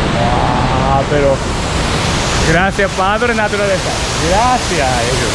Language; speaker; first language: Spanish; non-native, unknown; Japanese